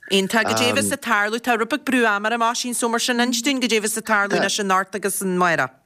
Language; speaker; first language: Irish; native; Irish